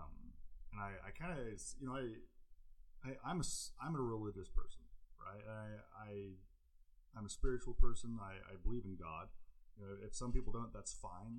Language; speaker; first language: English; native; English